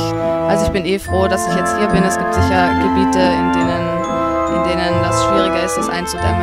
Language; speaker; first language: German; native; German